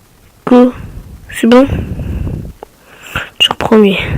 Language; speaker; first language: French; native; French